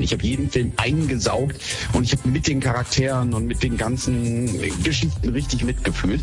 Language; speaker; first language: German; native; German